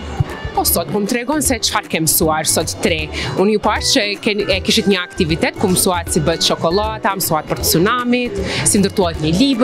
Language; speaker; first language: Albanian; native; Albanian